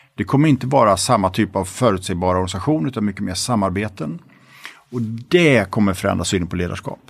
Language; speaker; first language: Swedish; native; Swedish